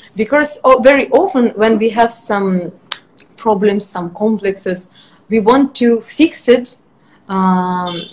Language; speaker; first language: English; non-native, fluent; Russian